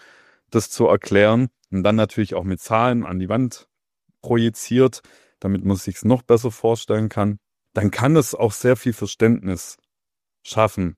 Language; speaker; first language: German; native; German